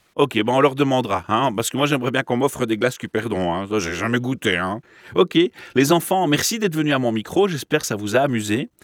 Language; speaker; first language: French; native; French